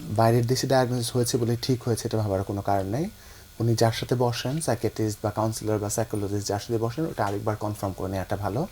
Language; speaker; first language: Bangla; native; Bangla